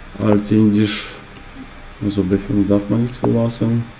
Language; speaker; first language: German; non-native, fluent; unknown